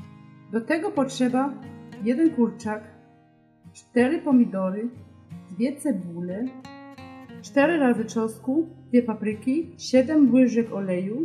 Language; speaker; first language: Polish; non-native, learner; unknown